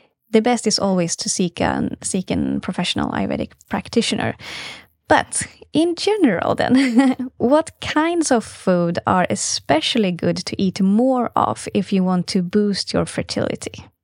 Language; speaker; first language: English; non-native, fluent; Swedish